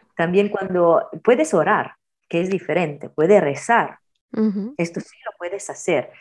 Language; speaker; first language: Spanish; non-native, fluent; Italian